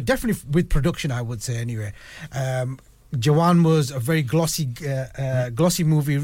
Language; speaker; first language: English; early bilingual, other home language; Hindi